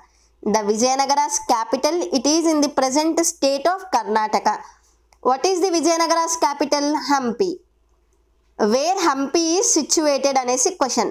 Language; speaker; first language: English; non-native, local second language; Telugu